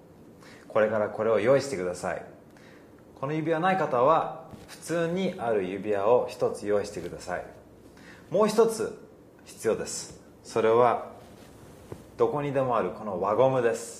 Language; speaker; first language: Japanese; early bilingual, heritage; English